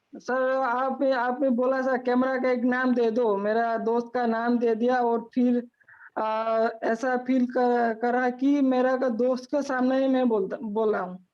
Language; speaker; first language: Hindi; non-native, local second language; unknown